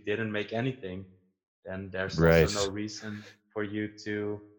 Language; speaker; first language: English; non-native, fluent; Dutch